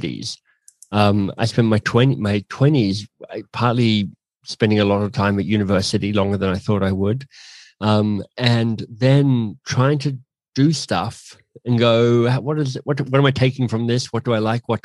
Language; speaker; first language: English; native; English